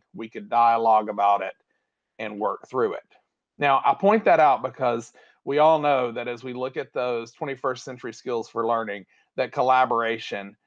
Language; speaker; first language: English; native; English